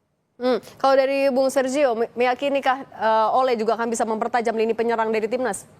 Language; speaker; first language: Indonesian; native; Indonesian